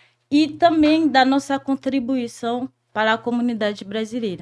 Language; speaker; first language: Portuguese; non-native, fluent; Haitian Creole